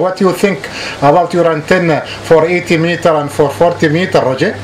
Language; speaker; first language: English; non-native, learner; Arabic